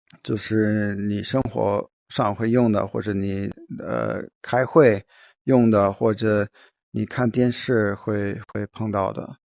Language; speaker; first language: Chinese; non-native, fluent; English